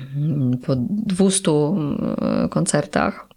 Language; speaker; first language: Polish; native; Polish